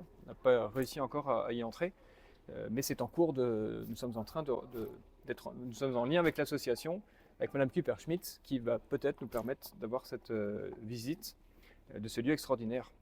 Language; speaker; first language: French; native; French